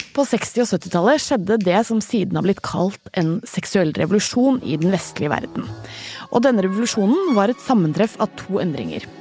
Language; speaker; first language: Norwegian; native; Norwegian